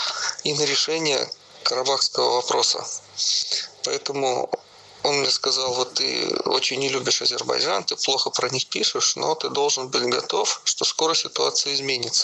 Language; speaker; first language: Russian; native; Russian